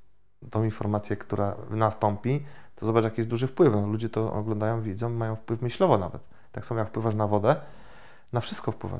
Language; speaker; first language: Polish; native; Polish